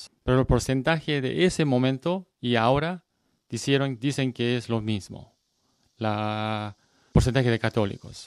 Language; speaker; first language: Spanish; non-native, learner; Korean